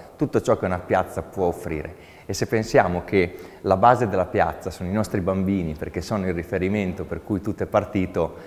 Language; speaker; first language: Italian; native; Italian